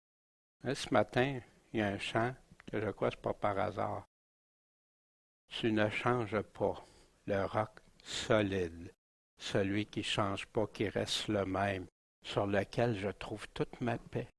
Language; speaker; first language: French; native; French